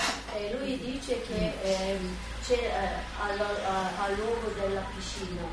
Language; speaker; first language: Italian; non-native, learner; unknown